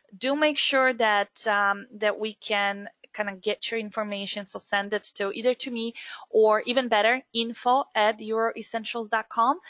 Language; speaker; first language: English; non-native, fluent; Polish